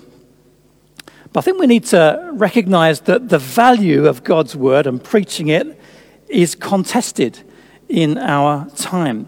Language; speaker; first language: English; native; English